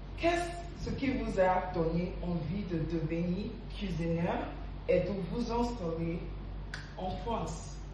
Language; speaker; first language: French; non-native, learner; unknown